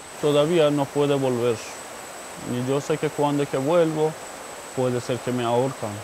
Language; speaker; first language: Spanish; non-native, learner; Haitian Creole